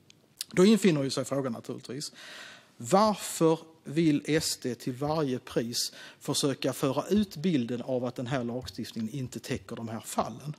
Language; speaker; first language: Swedish; native; Swedish